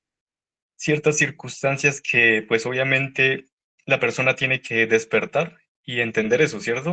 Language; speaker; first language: Spanish; native; Spanish